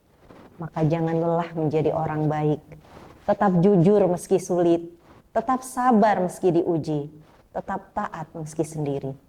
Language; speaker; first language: Indonesian; native; Indonesian